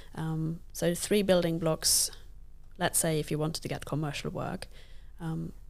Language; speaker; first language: English; non-native, fluent; Luxembourgish